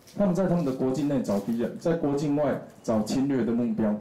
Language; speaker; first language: Chinese; non-native, local second language; Min Nan Chinese